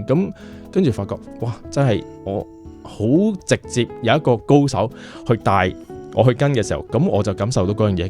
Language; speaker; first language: Cantonese; native; Cantonese